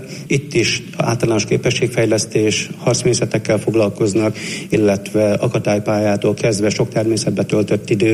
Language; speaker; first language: Hungarian; native; Hungarian